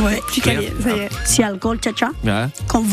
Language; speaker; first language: French; non-native, learner; Georgian